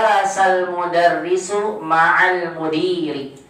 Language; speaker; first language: Arabic; non-native, fluent; Indonesian